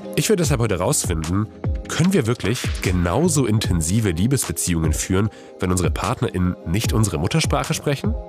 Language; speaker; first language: German; non-native, fluent; Polish